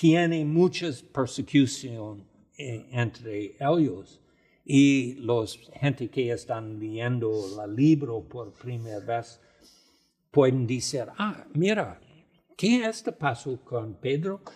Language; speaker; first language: Spanish; non-native, fluent; English